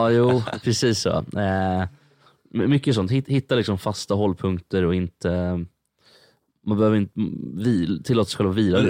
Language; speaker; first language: Swedish; native; Swedish